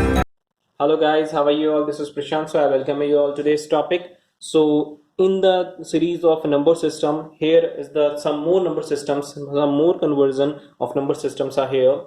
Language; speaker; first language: English; non-native, local second language; Hindi